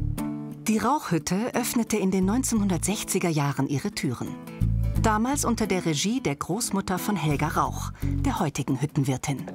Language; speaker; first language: German; native; German